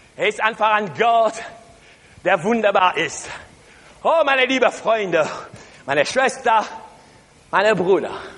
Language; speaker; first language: German; non-native, learner; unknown